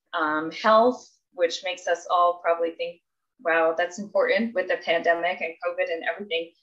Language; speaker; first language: English; native; English